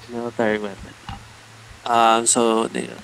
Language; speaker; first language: English; non-native, learner; Spanish